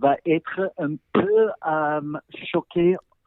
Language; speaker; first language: French; non-native, learner; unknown